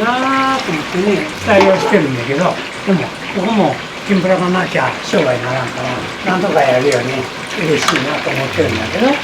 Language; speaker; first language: Japanese; native; Japanese